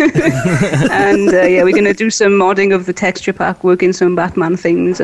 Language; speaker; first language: English; native; English